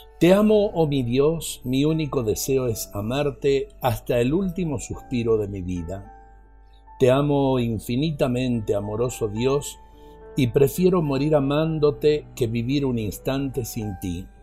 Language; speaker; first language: Spanish; native; Spanish